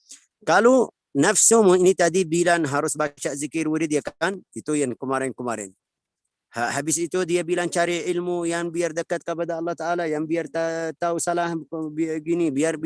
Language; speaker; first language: Indonesian; non-native, learner; Arabic